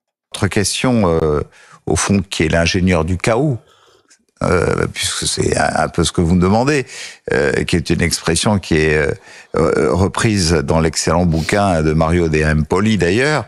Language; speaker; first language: French; native; French